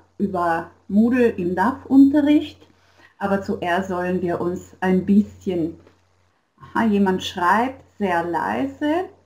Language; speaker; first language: German; non-native, fluent; Slovenian